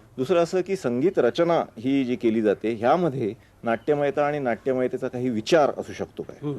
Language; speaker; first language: Marathi; non-native, local second language; Konkani